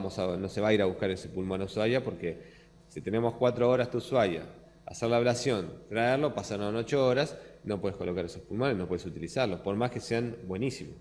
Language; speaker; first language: Spanish; native; Spanish